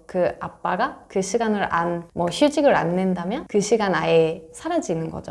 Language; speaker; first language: Korean; non-native, fluent; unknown